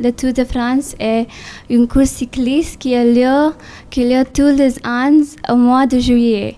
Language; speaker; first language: French; non-native, learner; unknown